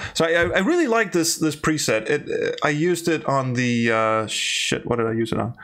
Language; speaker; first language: English; non-native, fluent; Danish